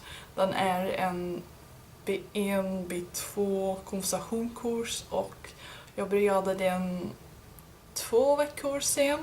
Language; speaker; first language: Swedish; non-native, learner; English